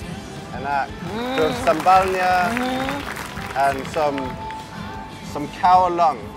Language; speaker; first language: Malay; non-native, learner; English